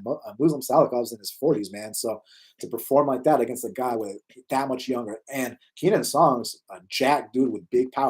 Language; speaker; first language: English; native; English